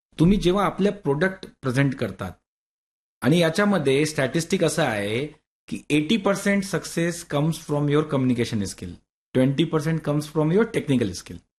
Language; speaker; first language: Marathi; non-native, local second language; Hindi